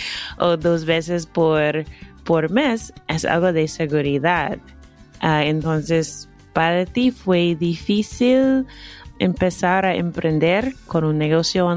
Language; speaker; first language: Spanish; non-native, fluent; English